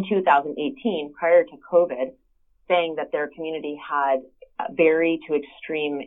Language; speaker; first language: English; native; English